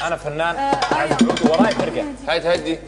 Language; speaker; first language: Arabic; native; Arabic